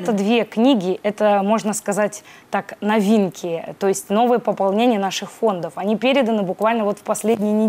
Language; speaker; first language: Russian; native; Russian